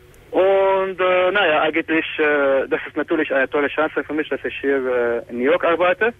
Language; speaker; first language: German; non-native, fluent; Arabic